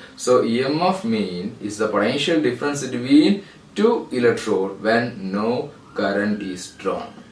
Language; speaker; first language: English; non-native, local second language; Malayalam